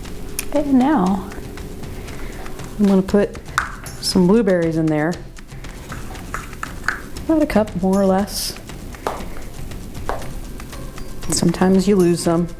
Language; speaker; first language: English; native; English